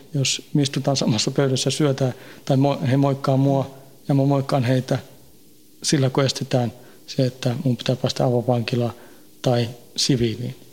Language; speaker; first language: Finnish; early bilingual, heritage; Finnish